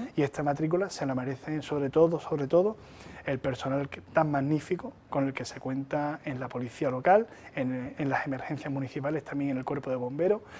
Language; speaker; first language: Spanish; native; Spanish